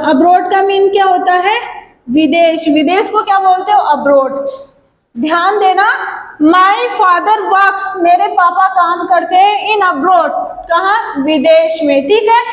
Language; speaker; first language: Hindi; native; Hindi